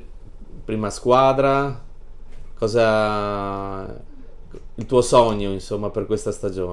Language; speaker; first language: Italian; native; Italian